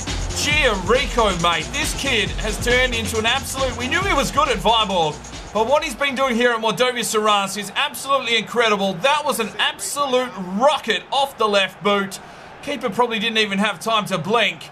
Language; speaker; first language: English; native; English